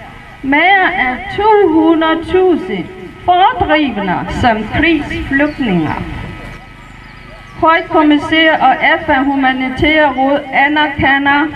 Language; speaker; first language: Danish; non-native, learner; Burmese